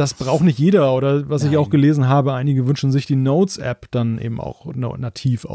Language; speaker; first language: German; native; German